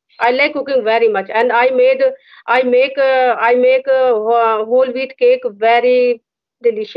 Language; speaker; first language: English; non-native, learner; Hindi